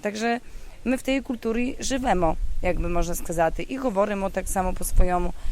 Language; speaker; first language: Polish; non-native, local second language; Ukrainian